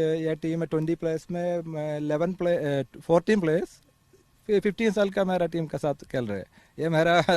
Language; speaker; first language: Hindi; non-native, learner; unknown